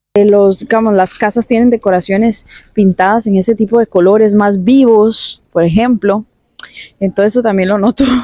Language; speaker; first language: Spanish; native; Spanish